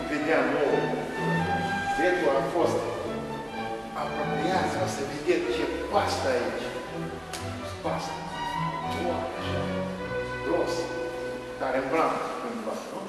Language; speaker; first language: Romanian; non-native, local second language; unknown